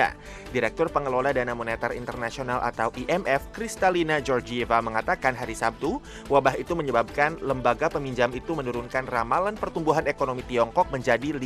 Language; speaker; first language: Indonesian; native; Indonesian